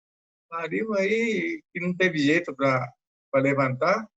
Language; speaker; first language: Portuguese; non-native, fluent; Japanese